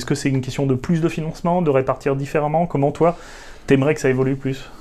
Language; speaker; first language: French; native; French